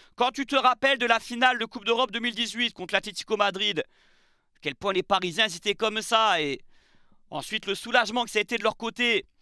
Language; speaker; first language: French; native; French